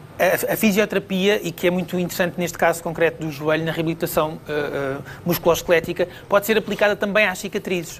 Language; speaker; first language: Portuguese; native; Portuguese